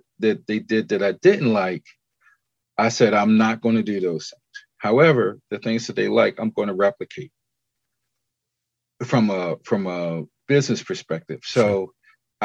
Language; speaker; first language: English; native; English